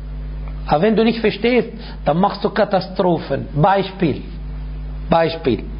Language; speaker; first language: German; non-native, fluent; Arabic